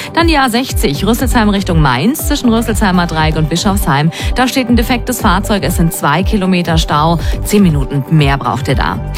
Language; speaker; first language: German; native; German